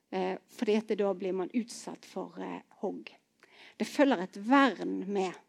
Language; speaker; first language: Norwegian; native; Norwegian